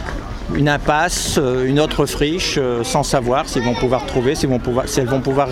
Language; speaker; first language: French; native; French